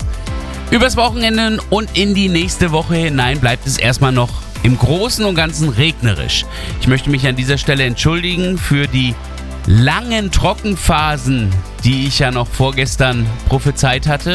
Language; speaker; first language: German; native; German